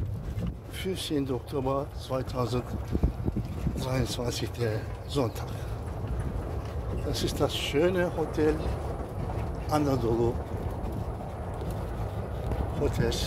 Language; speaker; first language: German; early bilingual, heritage; Turkish